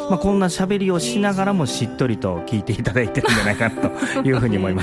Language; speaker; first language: Japanese; native; Japanese